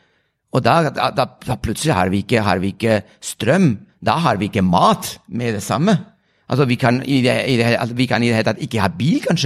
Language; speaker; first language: Norwegian; non-native, fluent; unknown